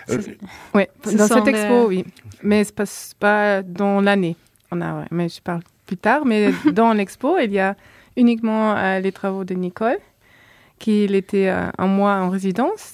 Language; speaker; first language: French; non-native, fluent; German